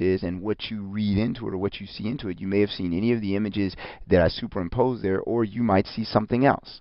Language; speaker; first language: English; native; English